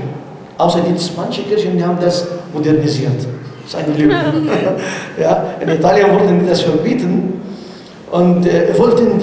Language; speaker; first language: German; non-native, learner; Arabic